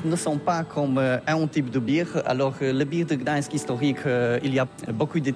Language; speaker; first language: French; non-native, learner; Polish